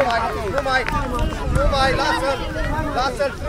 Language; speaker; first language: Romanian; native; Romanian